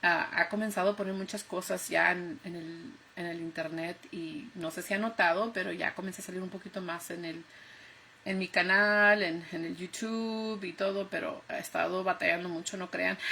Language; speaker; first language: Spanish; early bilingual, heritage; Spanish